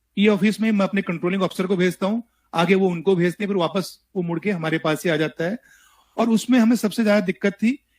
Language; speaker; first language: Hindi; native; Hindi